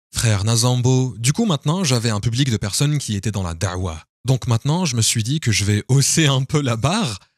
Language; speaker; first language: French; non-native, fluent; English